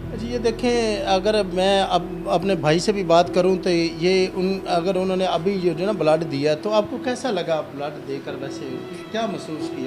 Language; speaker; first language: Hindi; non-native, local second language; Punjabi